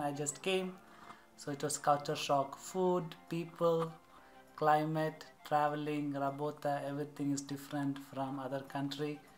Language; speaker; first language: English; non-native, local second language; Malayalam